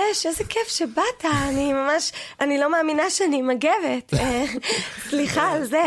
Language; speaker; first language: Hebrew; early bilingual, other home language; English